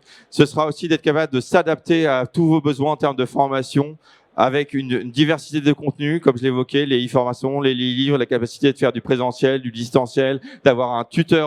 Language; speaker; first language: French; native; French